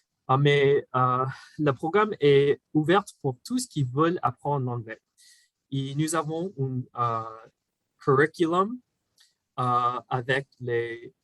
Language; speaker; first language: French; non-native, fluent; English